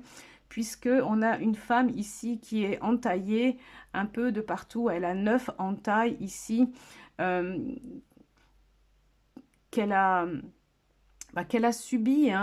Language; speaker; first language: French; native; French